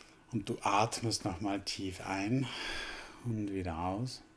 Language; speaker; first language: German; native; German